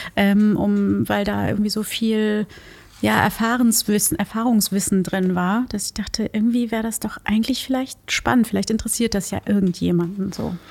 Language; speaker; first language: German; early bilingual, other home language; Portuguese